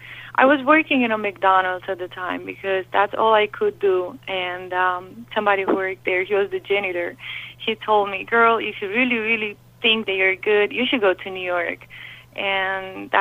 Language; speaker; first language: English; non-native, fluent; Romanian